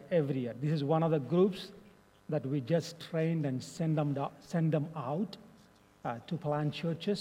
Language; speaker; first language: English; non-native, local second language; Telugu